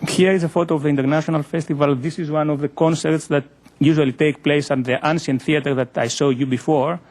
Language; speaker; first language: English; non-native, fluent; Greek